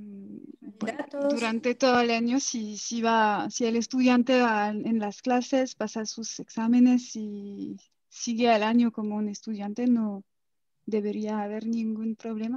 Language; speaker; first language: Spanish; non-native, fluent; French